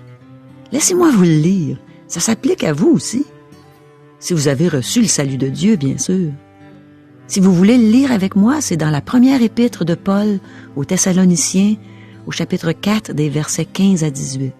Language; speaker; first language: French; native; French